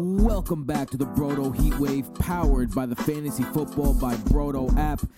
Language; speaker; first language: English; native; English